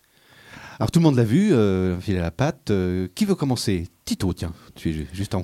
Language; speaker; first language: French; native; French